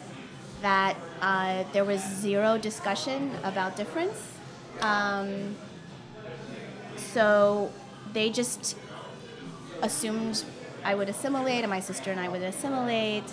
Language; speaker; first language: English; native; English